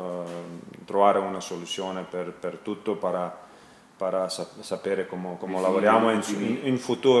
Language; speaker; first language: Italian; non-native, learner; Croatian